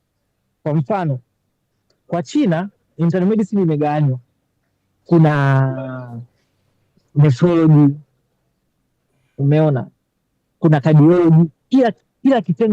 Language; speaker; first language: Swahili; native; Swahili